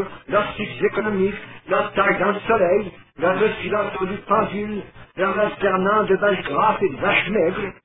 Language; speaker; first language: French; native; French